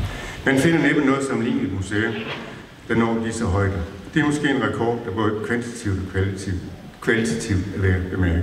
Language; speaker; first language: Danish; native; Danish